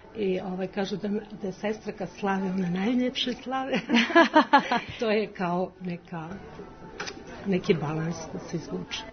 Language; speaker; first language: Serbian; native; Serbian